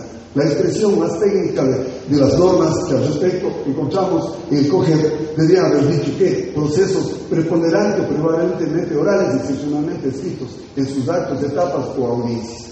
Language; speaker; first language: Spanish; native; Spanish